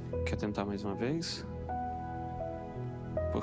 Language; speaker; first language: Portuguese; native; Portuguese